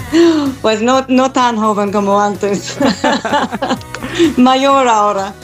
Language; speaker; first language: Spanish; non-native, fluent; English